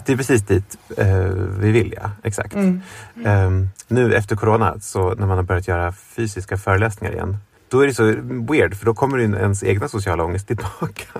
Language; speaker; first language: Swedish; native; Swedish